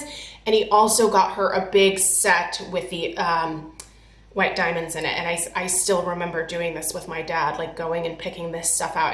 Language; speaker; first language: English; native; English